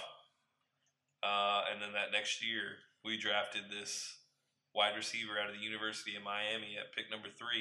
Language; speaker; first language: English; native; English